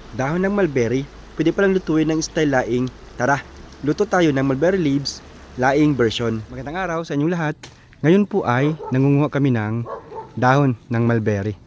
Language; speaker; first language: Filipino; native; Filipino